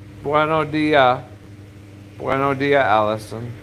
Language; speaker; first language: Spanish; non-native, learner; English